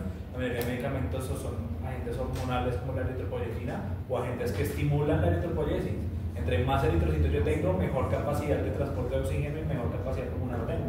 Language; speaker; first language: Spanish; native; Spanish